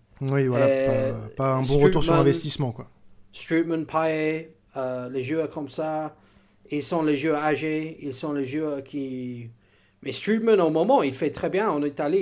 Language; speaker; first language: French; non-native, learner; English